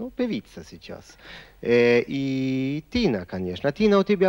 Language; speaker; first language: Russian; non-native, fluent; Swedish